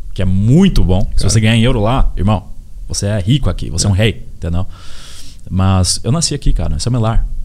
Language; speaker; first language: Portuguese; early bilingual, heritage; Portuguese